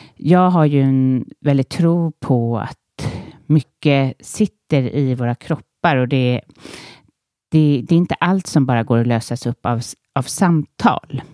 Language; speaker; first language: Swedish; native; Swedish